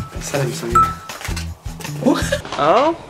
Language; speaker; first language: Korean; non-native, learner; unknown